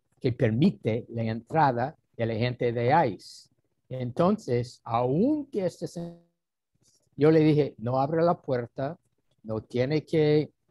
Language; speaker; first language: Spanish; non-native, fluent; English